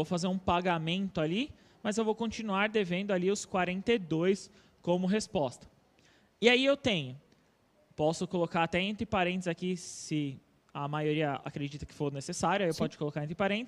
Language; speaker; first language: Portuguese; native; Portuguese